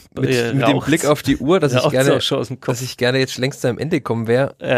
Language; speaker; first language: German; native; German